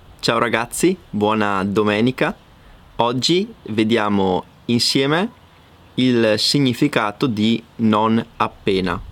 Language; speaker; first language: Italian; native; Italian